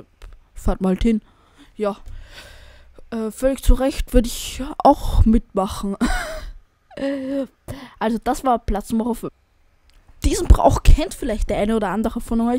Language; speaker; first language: German; native; German